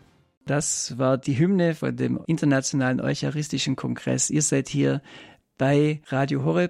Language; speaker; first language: German; native; German